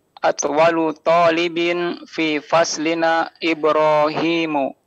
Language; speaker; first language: Arabic; non-native, learner; Indonesian